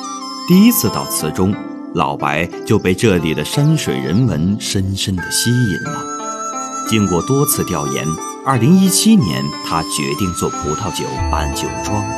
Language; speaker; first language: Chinese; native; Chinese